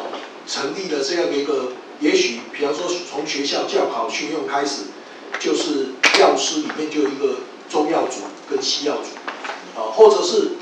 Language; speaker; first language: Chinese; native; Chinese